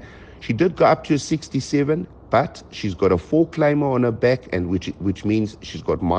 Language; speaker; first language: English; native; English